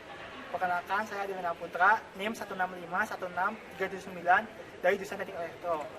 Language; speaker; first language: Indonesian; non-native, local second language; Balinese